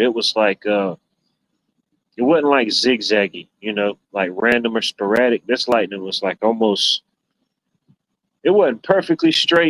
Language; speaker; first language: English; native; English